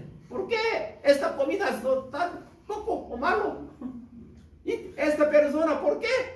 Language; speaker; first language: Spanish; non-native, learner; Korean